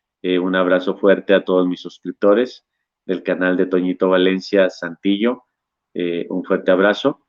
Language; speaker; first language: Spanish; native; Spanish